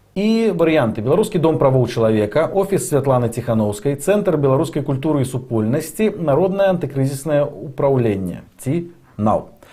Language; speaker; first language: Belarusian; non-native, local second language; Russian